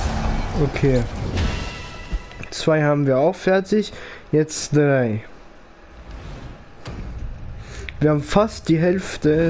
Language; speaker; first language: German; early bilingual, other home language; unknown